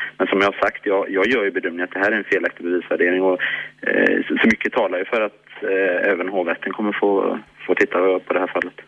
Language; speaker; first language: Swedish; native; Swedish